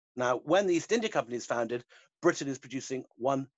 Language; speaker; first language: English; native; English